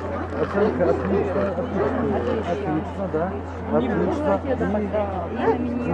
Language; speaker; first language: Russian; non-native, fluent; Polish